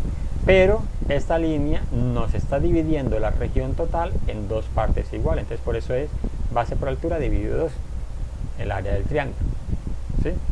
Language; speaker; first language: Spanish; native; Spanish